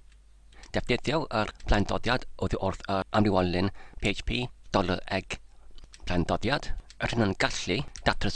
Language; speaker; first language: Welsh; non-native, learner; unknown